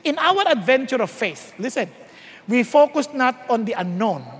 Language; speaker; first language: English; non-native, local second language; Filipino